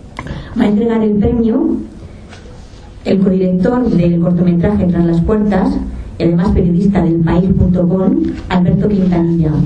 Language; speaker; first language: Spanish; native; Spanish